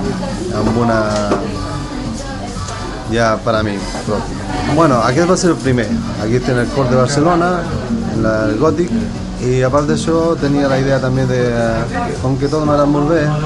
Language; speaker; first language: Catalan; non-native, learner; Spanish